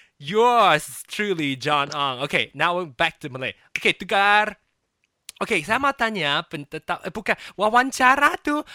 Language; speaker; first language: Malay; non-native, local second language; Chinese